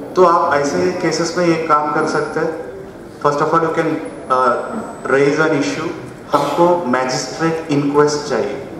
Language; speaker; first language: Hindi; non-native, local second language; Kannada